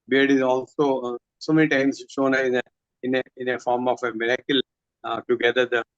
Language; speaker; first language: English; non-native, local second language; Hindi